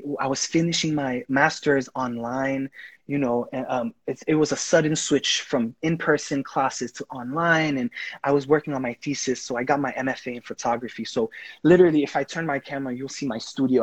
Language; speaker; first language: English; non-native, fluent; Haitian Creole